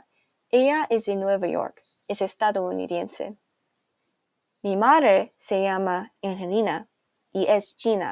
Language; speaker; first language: Spanish; non-native, learner; English